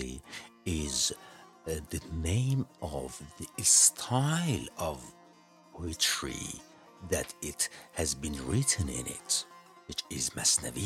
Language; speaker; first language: English; non-native, fluent; Persian